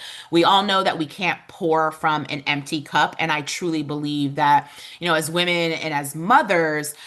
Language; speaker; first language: English; native; English